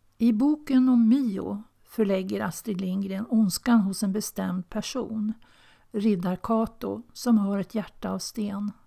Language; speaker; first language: Swedish; native; Swedish